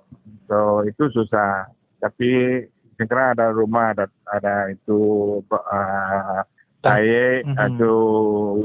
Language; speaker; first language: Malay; non-native, local second language; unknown